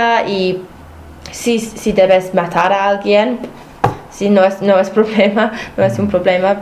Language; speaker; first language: Spanish; non-native, fluent; English